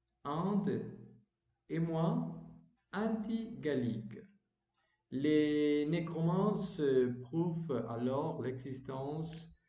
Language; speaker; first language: French; non-native, learner; Spanish